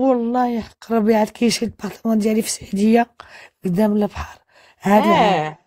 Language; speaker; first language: Arabic; early bilingual, heritage; French